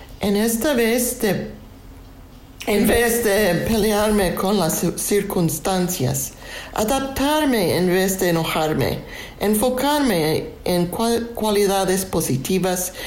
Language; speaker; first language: Spanish; non-native, learner; English